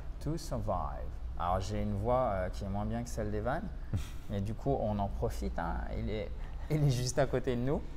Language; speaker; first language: French; native; French